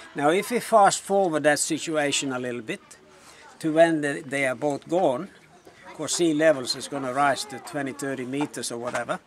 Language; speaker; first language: English; non-native, fluent; Norwegian